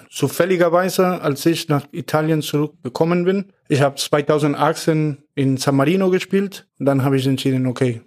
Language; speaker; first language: German; non-native, fluent; Spanish